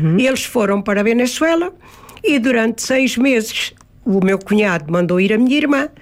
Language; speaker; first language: Portuguese; native; Portuguese